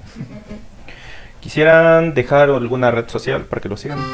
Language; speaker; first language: Spanish; native; Spanish